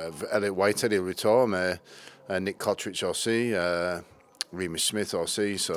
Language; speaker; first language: French; non-native, learner; English